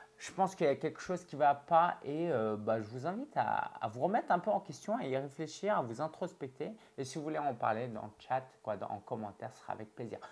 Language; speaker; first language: French; early bilingual, other home language; Chinese